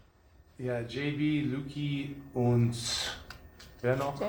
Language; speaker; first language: German; non-native, fluent; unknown